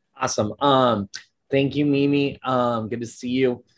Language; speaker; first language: English; native; English